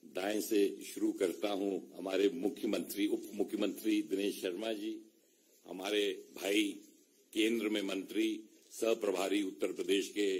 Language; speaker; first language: Hindi; native; Hindi